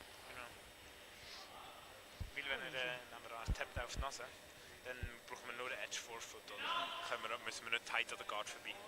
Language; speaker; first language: German; native; German